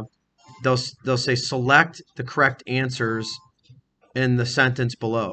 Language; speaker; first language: English; native; English